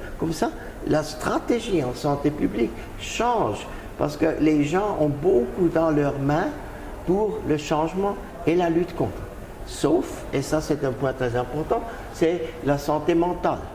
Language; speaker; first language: French; non-native, fluent; German